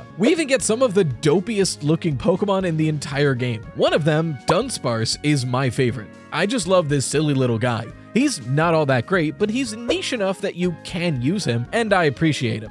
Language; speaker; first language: English; native; English